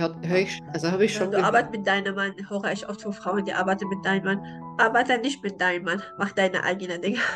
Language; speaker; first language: German; non-native, learner; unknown